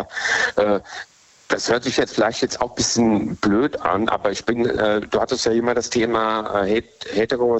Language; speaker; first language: German; native; German